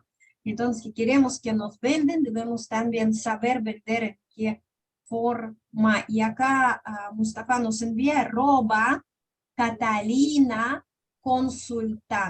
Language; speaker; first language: Spanish; non-native, fluent; Russian